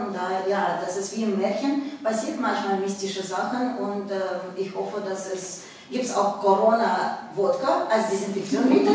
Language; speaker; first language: German; non-native, fluent; Russian